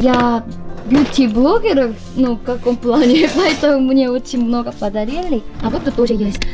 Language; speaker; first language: Russian; non-native, learner; Korean